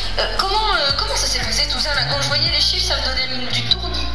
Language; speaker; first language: French; native; French